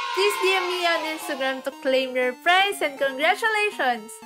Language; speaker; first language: English; non-native, local second language; Filipino